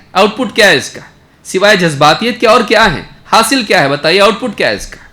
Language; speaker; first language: Urdu; native; Urdu